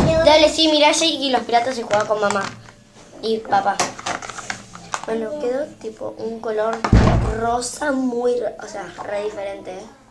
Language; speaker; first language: Spanish; native; Spanish